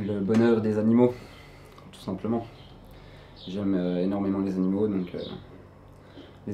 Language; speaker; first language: French; native; French